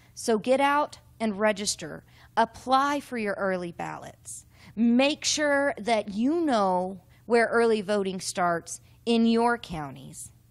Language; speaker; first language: English; native; English